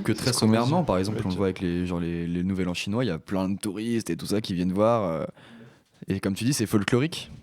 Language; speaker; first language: French; native; French